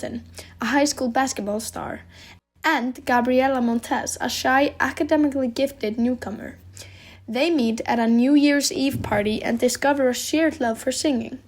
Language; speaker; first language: English; non-native, learner; Icelandic